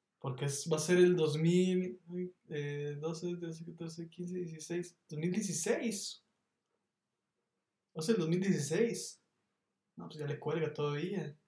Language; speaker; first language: Spanish; native; Spanish